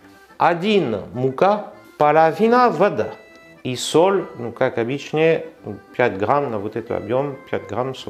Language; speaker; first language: Russian; non-native, learner; French